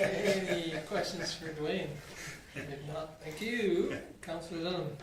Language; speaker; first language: English; native; English